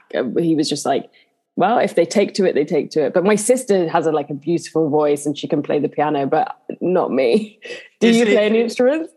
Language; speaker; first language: English; native; English